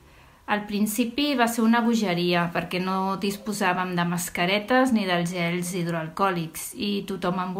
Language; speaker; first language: Catalan; native; Catalan